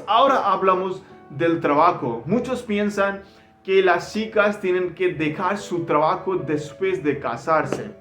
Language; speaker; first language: Spanish; non-native, learner; Hindi